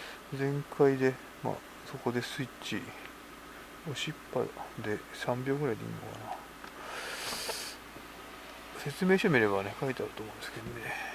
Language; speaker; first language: Japanese; native; Japanese